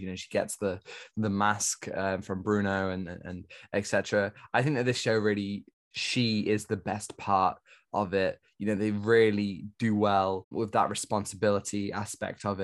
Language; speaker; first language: English; native; English